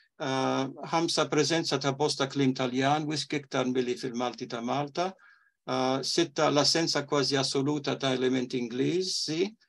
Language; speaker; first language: Maltese; early bilingual, heritage; Maltese